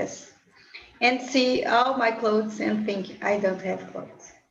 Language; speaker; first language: English; non-native, learner; Portuguese